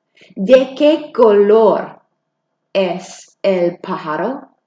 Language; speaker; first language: Spanish; non-native, fluent; English